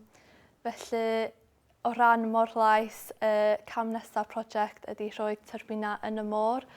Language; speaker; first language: Welsh; non-native, local second language; English